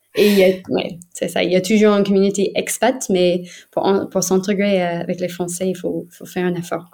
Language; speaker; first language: French; non-native, fluent; English